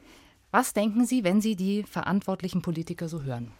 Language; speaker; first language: German; native; German